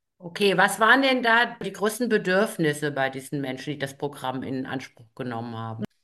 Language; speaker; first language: German; native; German